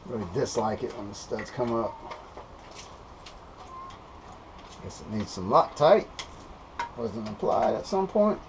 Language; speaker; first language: English; native; English